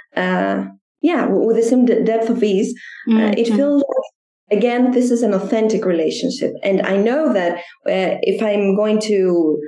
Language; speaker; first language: English; non-native, fluent; Greek